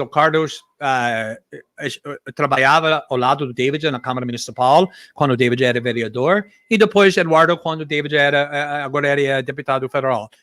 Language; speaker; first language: Portuguese; non-native, fluent; English